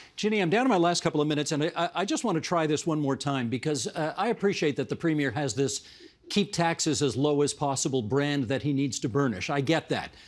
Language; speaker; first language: English; native; English